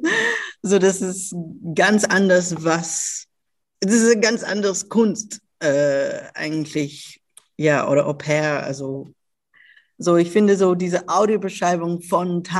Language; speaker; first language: German; non-native, local second language; English